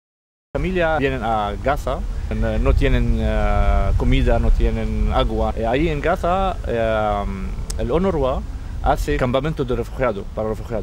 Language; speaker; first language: Spanish; non-native, fluent; Arabic